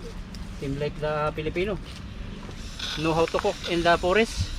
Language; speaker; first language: English; non-native, local second language; Filipino